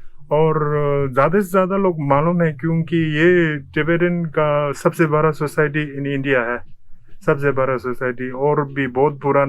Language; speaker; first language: Hindi; early bilingual, other home language; Tibetan